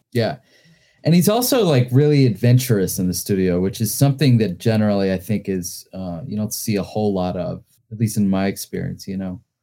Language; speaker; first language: English; native; English